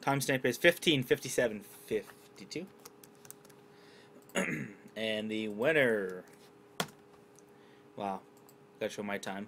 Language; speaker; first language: English; native; English